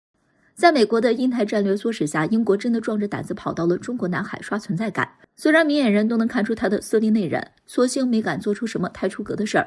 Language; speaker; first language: Chinese; native; Chinese